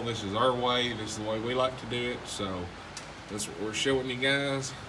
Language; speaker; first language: English; native; English